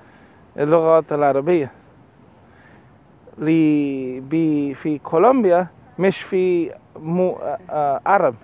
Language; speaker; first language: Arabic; non-native, learner; English